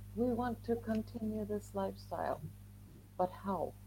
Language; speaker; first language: English; non-native, fluent; Swedish